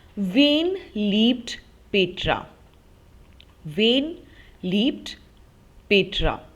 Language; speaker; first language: German; non-native, fluent; Hindi